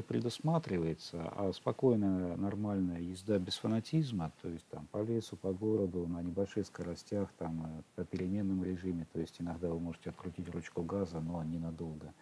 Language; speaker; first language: Russian; native; Russian